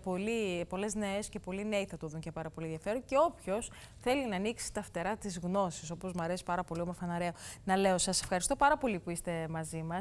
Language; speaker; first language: Greek; native; Greek